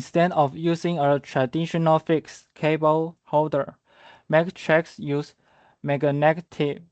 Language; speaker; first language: English; non-native, learner; Chinese